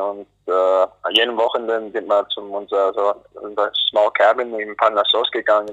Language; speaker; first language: German; non-native, fluent; English